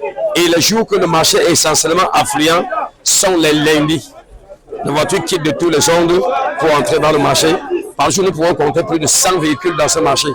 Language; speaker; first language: French; non-native, local second language; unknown